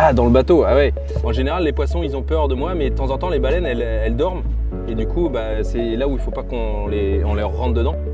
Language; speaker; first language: French; native; French